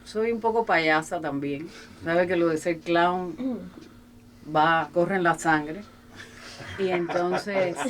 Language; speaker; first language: Spanish; native; Spanish